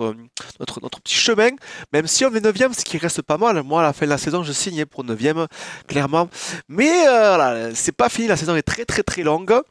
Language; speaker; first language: French; native; French